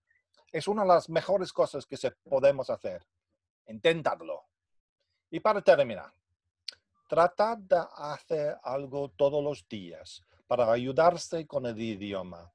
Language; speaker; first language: Spanish; non-native, fluent; English